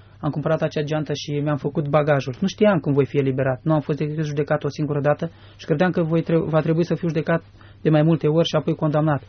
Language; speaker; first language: Romanian; native; Romanian